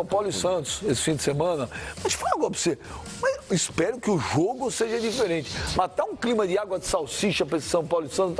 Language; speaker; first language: Portuguese; native; Portuguese